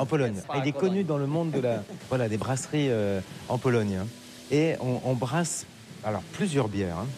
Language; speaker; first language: French; native; French